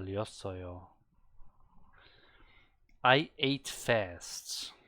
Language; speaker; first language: Korean; non-native, learner; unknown